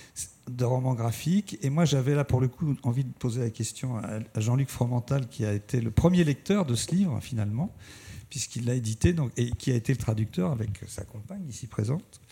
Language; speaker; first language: French; native; French